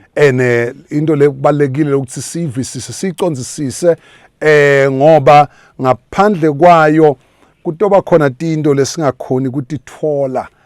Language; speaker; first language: Zulu; non-native, local second language; Swati